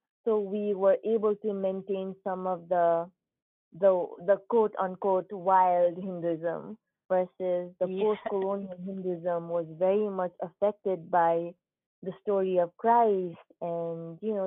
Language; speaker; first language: English; non-native, local second language; Nepali